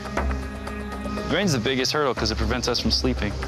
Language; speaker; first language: English; native; English